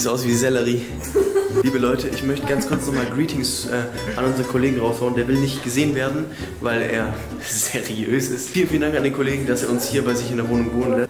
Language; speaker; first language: German; native; German